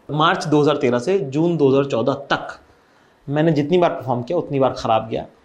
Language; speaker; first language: Hindi; native; Hindi